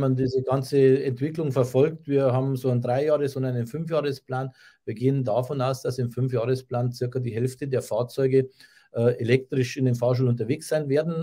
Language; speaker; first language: German; native; German